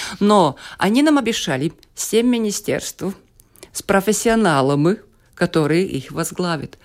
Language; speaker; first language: Russian; non-native, local second language; Latvian